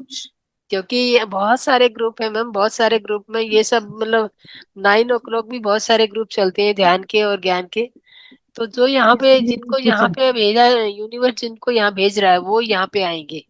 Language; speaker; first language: Hindi; native; Hindi